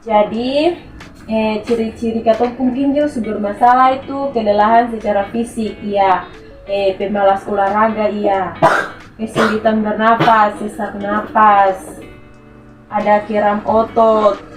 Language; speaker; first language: Indonesian; non-native, local second language; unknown